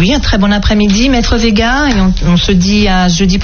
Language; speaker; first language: French; native; French